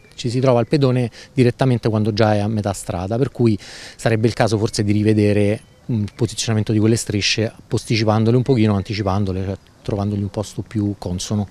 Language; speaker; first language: Italian; native; Italian